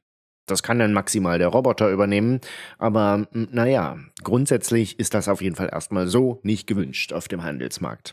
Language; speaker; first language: German; native; German